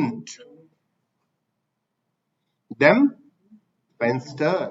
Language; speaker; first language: German; non-native, fluent; Hindi